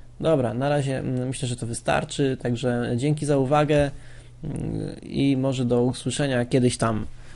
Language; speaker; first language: Polish; native; Polish